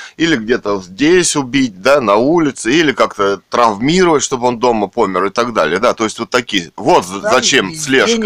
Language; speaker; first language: Russian; native; Russian